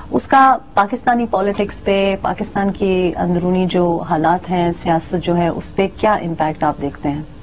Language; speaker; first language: Urdu; non-native, local second language; Pashto